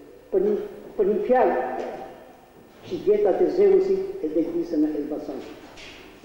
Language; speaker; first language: Albanian; native; Albanian